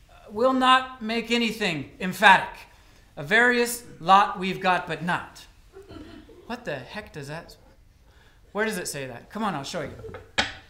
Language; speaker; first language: English; native; English